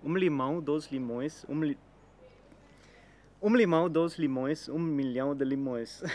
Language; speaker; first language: Portuguese; non-native, learner; Dutch